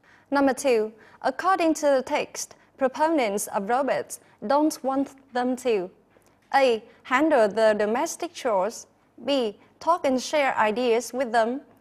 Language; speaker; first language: English; non-native, fluent; Vietnamese